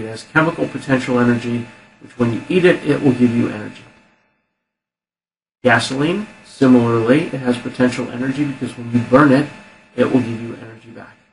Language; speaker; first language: English; native; English